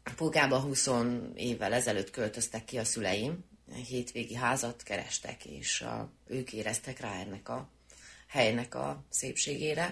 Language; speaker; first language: Hungarian; native; Hungarian